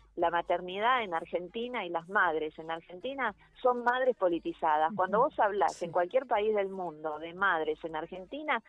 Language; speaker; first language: Spanish; native; Spanish